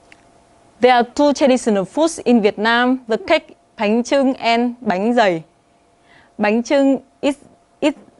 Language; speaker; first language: English; non-native, learner; Vietnamese